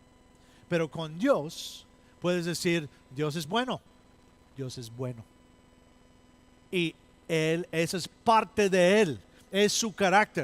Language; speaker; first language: Spanish; non-native, fluent; English